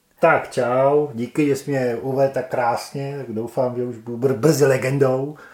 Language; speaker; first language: Czech; native; Czech